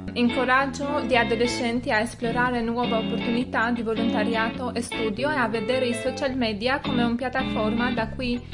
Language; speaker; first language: Italian; non-native, fluent; Albanian